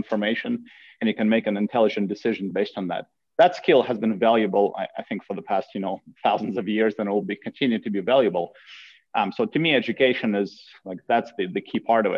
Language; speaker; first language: English; non-native, fluent; Russian